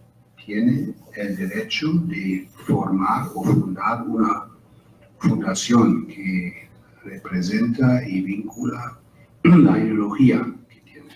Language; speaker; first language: Spanish; non-native, fluent; German